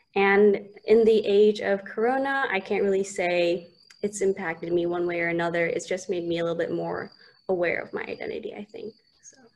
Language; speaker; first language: English; native; English